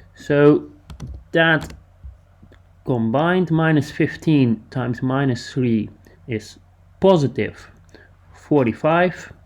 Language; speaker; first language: English; non-native, fluent; Dutch